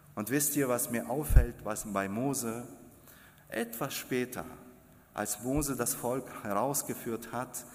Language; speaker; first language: German; non-native, fluent; Russian